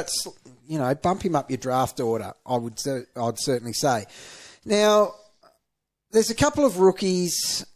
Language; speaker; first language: English; native; English